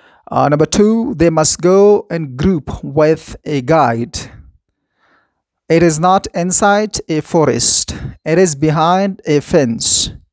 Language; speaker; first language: English; non-native, fluent; Persian